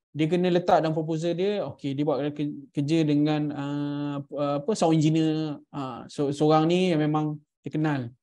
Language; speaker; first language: Malay; native; Malay